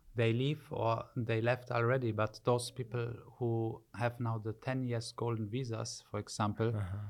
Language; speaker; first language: English; early bilingual, other home language; German